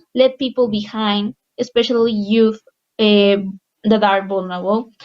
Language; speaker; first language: English; non-native, fluent; Spanish